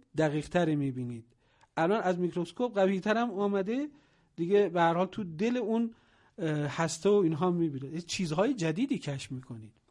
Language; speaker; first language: Persian; native; Persian